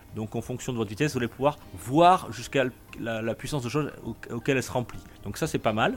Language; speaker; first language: French; native; French